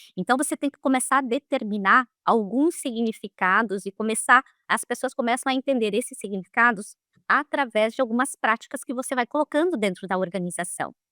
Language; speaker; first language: Portuguese; native; Portuguese